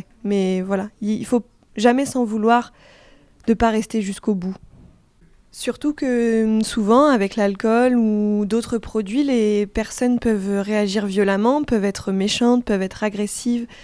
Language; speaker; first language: French; native; French